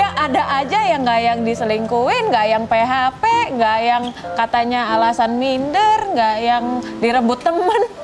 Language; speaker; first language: Indonesian; native; Indonesian